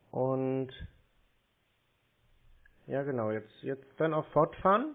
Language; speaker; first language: German; native; German